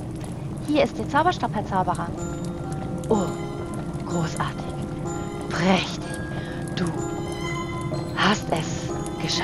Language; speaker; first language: German; native; German